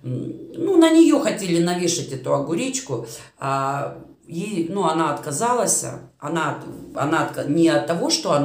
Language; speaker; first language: Russian; native; Russian